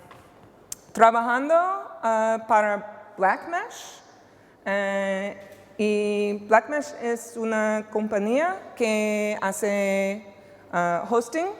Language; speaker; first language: Spanish; non-native, learner; English